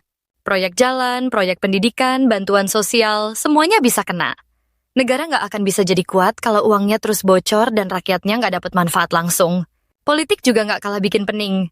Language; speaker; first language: Indonesian; native; Indonesian